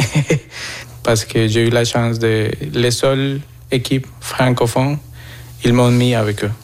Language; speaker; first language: French; non-native, learner; Spanish